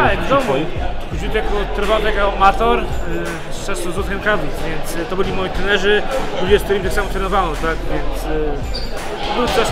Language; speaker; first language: Polish; early bilingual, other home language; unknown